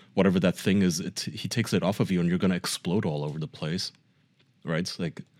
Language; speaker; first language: English; non-native, fluent; German